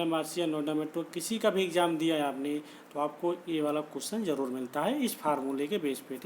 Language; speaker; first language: Hindi; native; Hindi